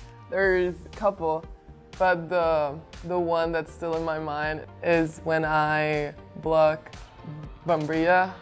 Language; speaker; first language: English; non-native, fluent; Spanish